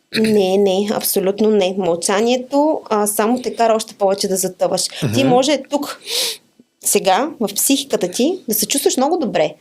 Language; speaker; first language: Bulgarian; native; Bulgarian